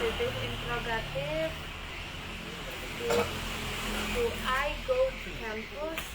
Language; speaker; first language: English; non-native, learner; Indonesian